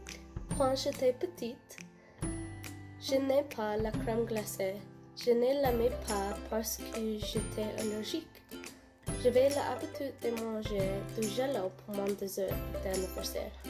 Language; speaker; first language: French; non-native, learner; English